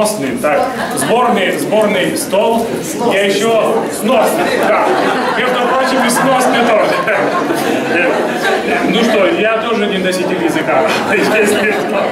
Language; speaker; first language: Russian; non-native, fluent; Lithuanian